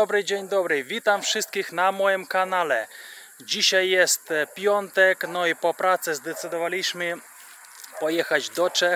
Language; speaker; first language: Polish; non-native, fluent; Russian